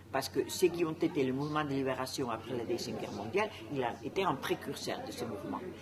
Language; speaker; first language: French; non-native, fluent; Spanish